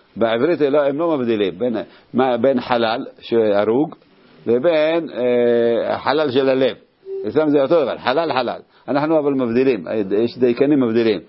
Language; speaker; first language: Hebrew; native; Hebrew